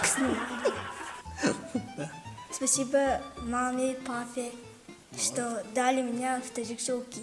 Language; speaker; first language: Russian; non-native, learner; Tajik